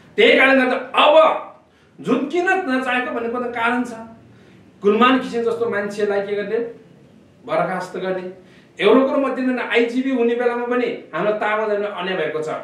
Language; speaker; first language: Nepali; non-native, local second language; Eastern Tamang